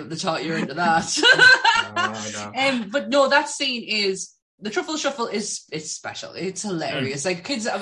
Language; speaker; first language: English; native; English